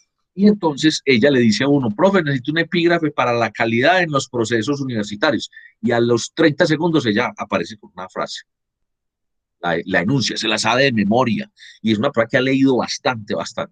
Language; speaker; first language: Spanish; native; Spanish